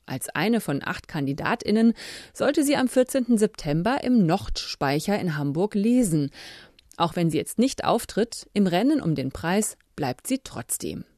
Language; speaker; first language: German; native; German